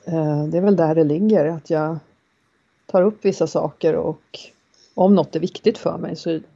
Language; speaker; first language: Swedish; native; Swedish